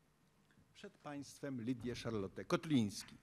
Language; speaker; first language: Polish; native; Polish